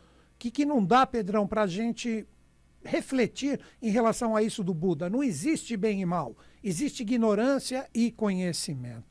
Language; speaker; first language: Portuguese; native; Portuguese